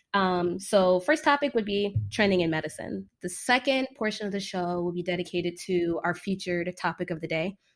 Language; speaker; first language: English; native; English